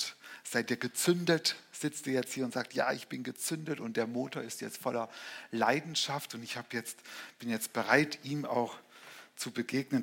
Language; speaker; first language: German; native; German